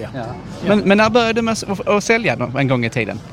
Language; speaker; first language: Swedish; native; Swedish